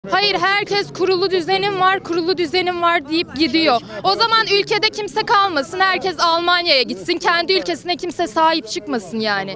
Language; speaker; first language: Turkish; native; Turkish